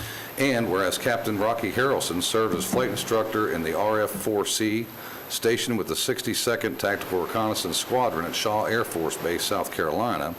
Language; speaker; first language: English; native; English